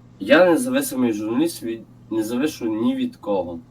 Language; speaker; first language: Ukrainian; non-native, local second language; Russian